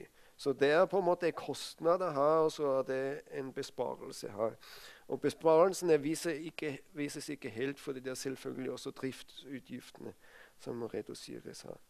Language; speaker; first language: Norwegian; non-native, fluent; German